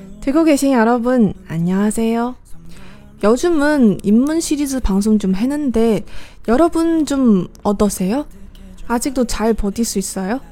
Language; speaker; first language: Korean; non-native, fluent; Chinese